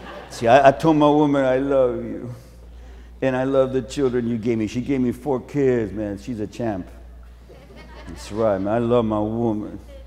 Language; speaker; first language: English; early bilingual, other home language; Spanish